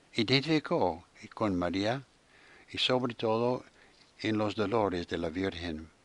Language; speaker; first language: Spanish; non-native, fluent; English